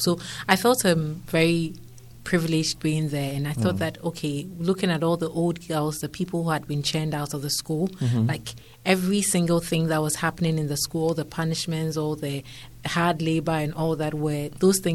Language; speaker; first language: English; non-native, local second language; Akan